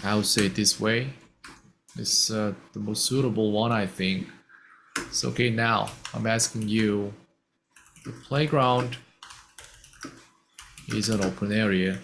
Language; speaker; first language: English; non-native, fluent; Korean